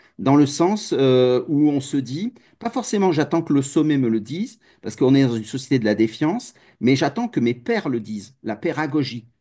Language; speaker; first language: French; native; French